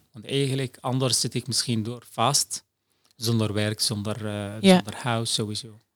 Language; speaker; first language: Dutch; non-native, fluent; Arabic